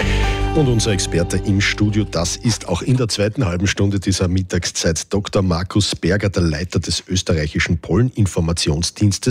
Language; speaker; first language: German; native; German